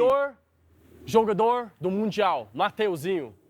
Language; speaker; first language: Portuguese; non-native, learner; English